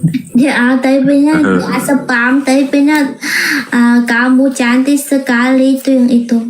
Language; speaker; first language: Indonesian; non-native, learner; Vietnamese